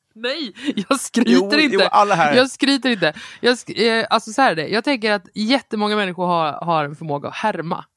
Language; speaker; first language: Swedish; native; Swedish